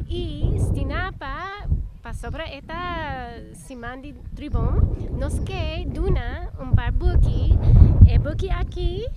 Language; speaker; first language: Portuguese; non-native, learner; Papiamento